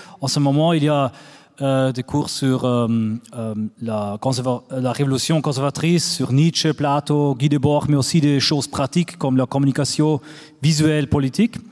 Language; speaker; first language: French; non-native, fluent; German